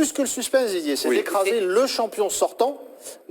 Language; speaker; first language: French; native; French